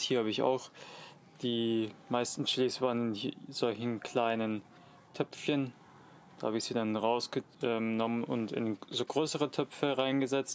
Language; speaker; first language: German; native; German